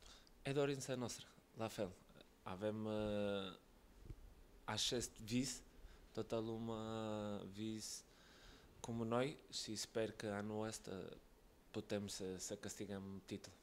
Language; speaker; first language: Romanian; non-native, learner; Portuguese